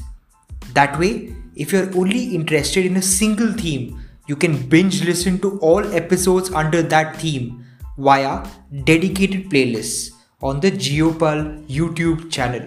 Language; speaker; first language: English; non-native, local second language; Hindi